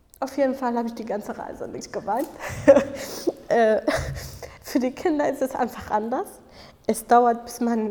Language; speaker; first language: German; non-native, fluent; Kurdish